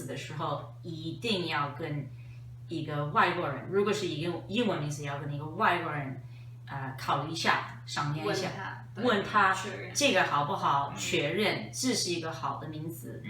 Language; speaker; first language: Chinese; non-native, fluent; English